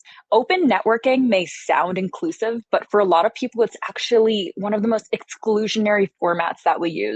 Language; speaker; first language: English; native; English